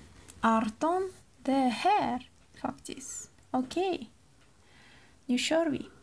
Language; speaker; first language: Swedish; non-native, learner; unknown